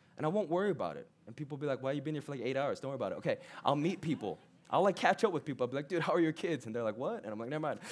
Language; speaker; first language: English; early bilingual, other home language; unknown